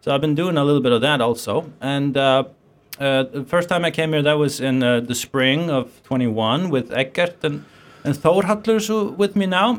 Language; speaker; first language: English; non-native, fluent; Faroese